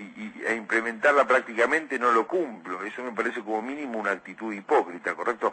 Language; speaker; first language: Spanish; native; Spanish